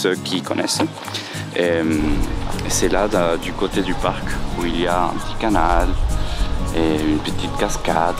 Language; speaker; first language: French; non-native, fluent; Spanish